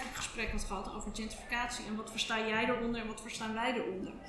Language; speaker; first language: Dutch; native; Dutch